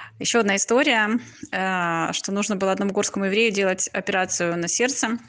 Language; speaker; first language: Russian; native; Russian